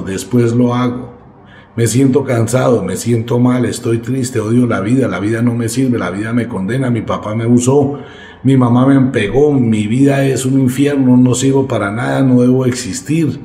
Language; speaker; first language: Spanish; native; Spanish